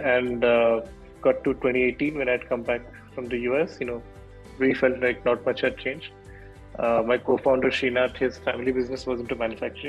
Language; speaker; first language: English; non-native, local second language; Odia